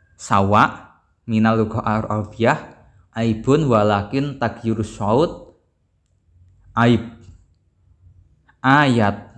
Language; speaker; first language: Arabic; non-native, learner; Javanese